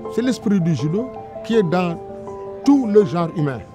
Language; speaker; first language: French; non-native, local second language; Wolof